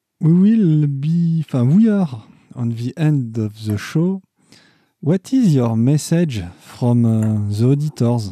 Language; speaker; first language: English; non-native, learner; French